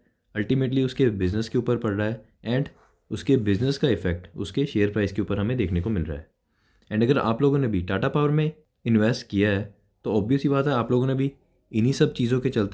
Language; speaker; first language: Hindi; native; Hindi